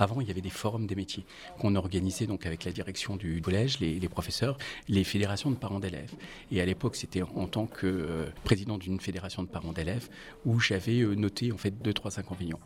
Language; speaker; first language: French; native; French